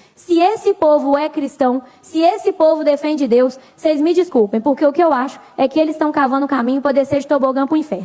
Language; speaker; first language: Portuguese; native; Portuguese